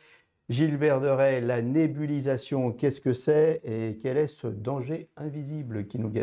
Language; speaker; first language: French; native; French